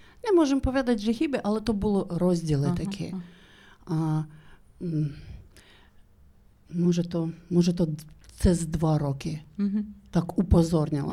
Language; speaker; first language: Slovak; non-native, learner; Ukrainian